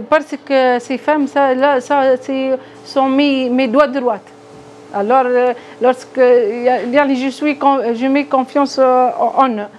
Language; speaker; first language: French; non-native, local second language; Arabic